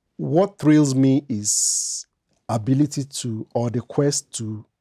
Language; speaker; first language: English; non-native, local second language; Igbo